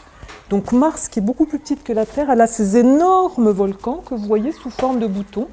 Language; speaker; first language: French; native; French